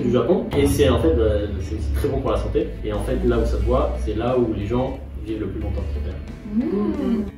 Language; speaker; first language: French; native; French